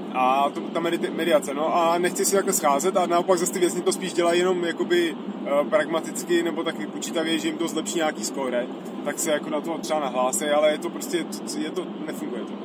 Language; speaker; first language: Czech; native; Czech